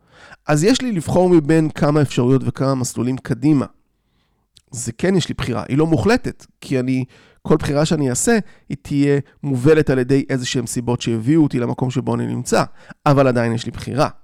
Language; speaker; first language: Hebrew; native; Hebrew